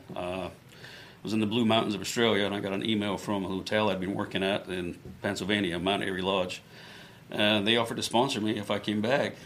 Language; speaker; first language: English; native; English